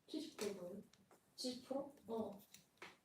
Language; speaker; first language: Korean; non-native, learner; Cantonese